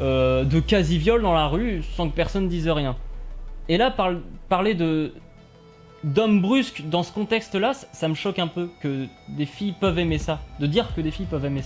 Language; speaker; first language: French; native; French